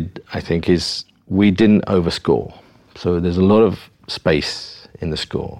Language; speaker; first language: English; native; English